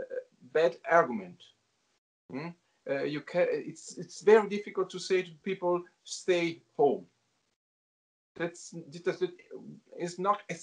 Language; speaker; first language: English; non-native, learner; Italian